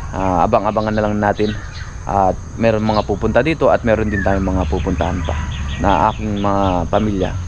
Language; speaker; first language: Filipino; non-native, local second language; Iloko